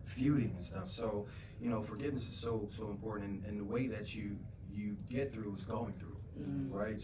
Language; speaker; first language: English; native; English